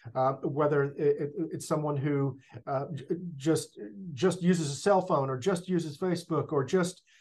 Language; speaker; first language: English; native; English